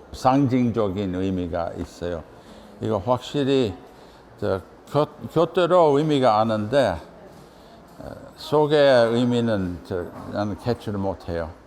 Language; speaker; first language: Korean; non-native, fluent; English